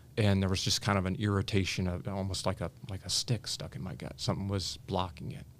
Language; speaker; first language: English; native; English